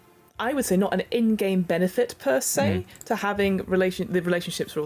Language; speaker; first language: English; native; English